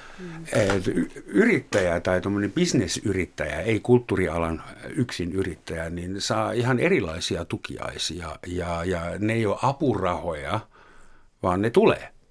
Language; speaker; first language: Finnish; non-native, fluent; German